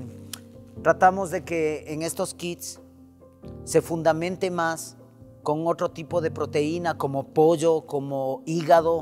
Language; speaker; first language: Spanish; native; Spanish